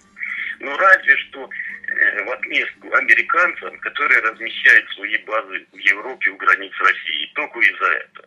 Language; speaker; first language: Russian; native; Russian